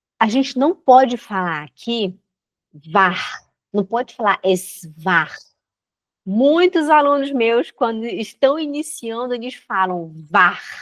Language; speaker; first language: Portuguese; native; Portuguese